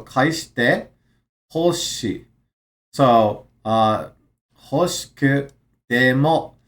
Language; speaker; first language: Japanese; non-native, learner; English